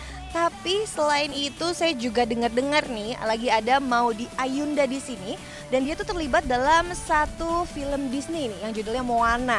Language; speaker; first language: Indonesian; native; Indonesian